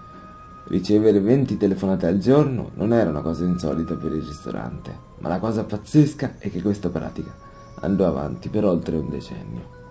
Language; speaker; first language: Italian; native; Italian